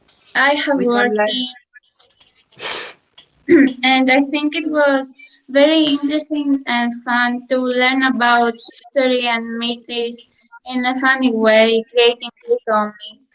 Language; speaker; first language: English; non-native, learner; Spanish